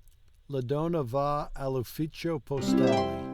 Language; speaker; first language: Italian; non-native, learner; English